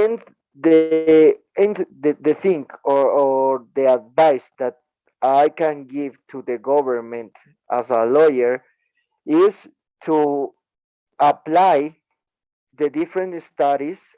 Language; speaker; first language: English; non-native, learner; Spanish